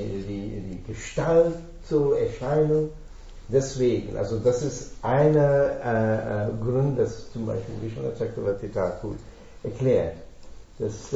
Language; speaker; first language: German; non-native, fluent; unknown